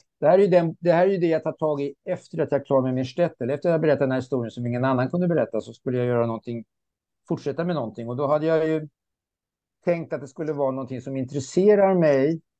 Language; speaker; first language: Swedish; early bilingual, other home language; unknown